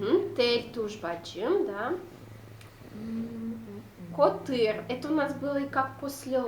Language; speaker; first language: Russian; non-native, local second language; Udmurt